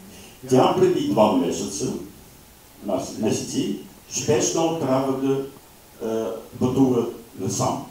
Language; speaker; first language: Bulgarian; non-native, learner; Slovak